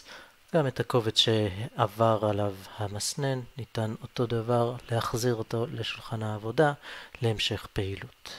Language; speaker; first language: Hebrew; native; Hebrew